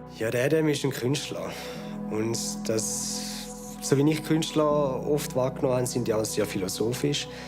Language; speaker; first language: German; native; German